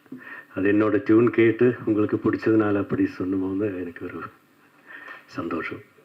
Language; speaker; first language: Tamil; non-native, learner; Malayalam